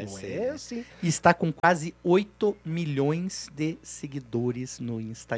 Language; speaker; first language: Portuguese; native; Portuguese